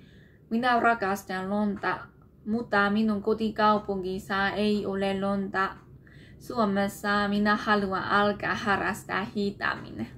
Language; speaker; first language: Finnish; non-native, learner; Burmese